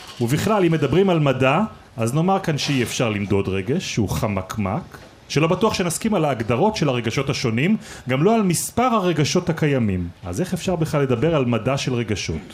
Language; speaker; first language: Hebrew; native; Hebrew